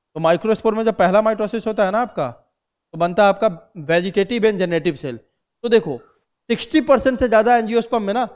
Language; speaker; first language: Hindi; native; Hindi